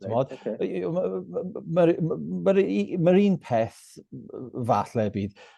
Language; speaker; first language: Welsh; non-native, local second language; English